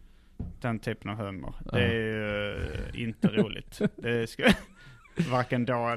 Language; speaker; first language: Swedish; native; Swedish